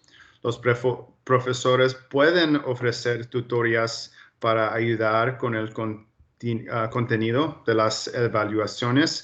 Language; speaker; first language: Spanish; early bilingual, heritage; Spanish